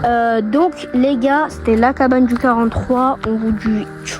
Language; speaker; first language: French; native; French